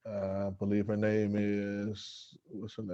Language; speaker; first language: English; native; English